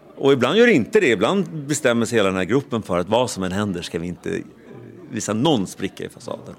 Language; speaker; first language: Swedish; native; Swedish